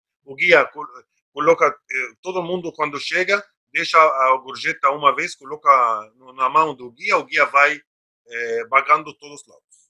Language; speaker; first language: Portuguese; non-native, fluent; Arabic